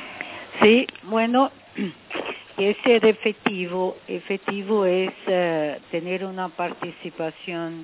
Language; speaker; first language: Spanish; non-native, fluent; Portuguese